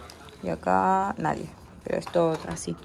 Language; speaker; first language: Spanish; native; Spanish